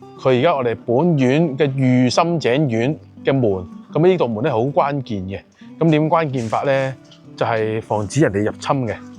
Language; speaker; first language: Cantonese; native; Cantonese